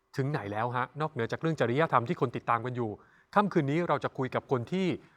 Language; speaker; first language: Thai; native; Thai